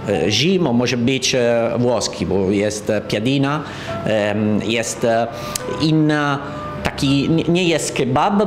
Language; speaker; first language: Polish; non-native, learner; Italian